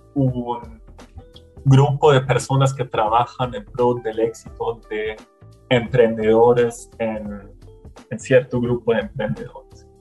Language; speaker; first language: Spanish; non-native, fluent; German